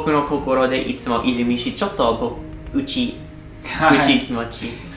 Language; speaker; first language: Japanese; non-native, learner; English